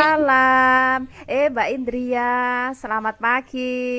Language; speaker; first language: Indonesian; native; Indonesian